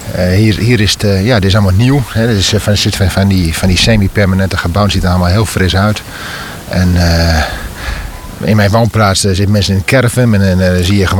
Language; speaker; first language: Dutch; native; Dutch